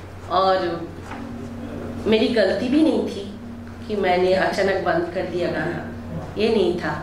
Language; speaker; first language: Hindi; non-native, local second language; Bangla